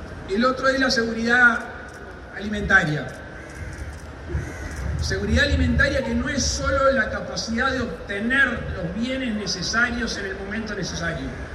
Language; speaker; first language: Spanish; native; Spanish